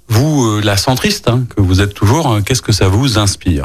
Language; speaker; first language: French; native; French